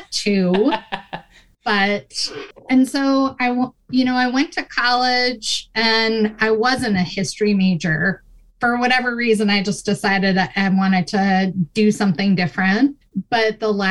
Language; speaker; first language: English; native; English